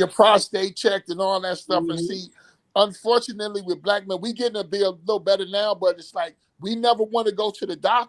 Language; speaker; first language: English; native; English